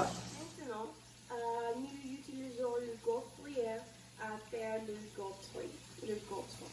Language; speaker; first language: French; non-native, learner; English